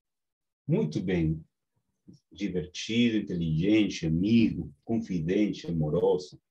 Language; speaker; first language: Portuguese; non-native, fluent; Spanish